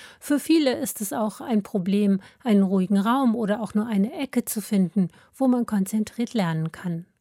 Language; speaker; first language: German; native; German